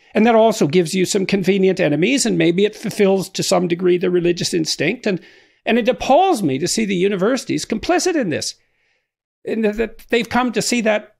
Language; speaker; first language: English; native; English